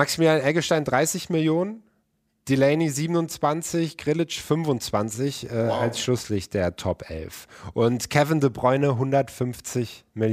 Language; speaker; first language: German; native; German